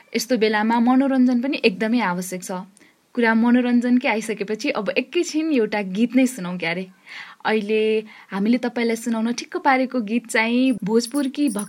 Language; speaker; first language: Nepali; native; Nepali